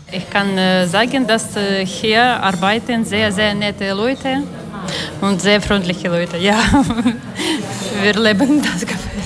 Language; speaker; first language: German; non-native, learner; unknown